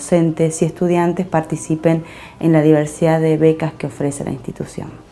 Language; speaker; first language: Spanish; native; Spanish